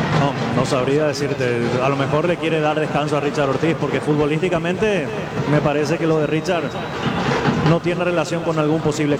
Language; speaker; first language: Spanish; native; Spanish